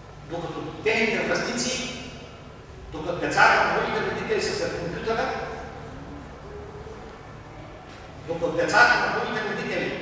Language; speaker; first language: Bulgarian; non-native, local second language; Turkish